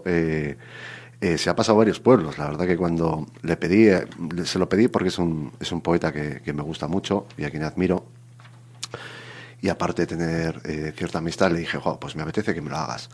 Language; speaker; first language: Spanish; native; Spanish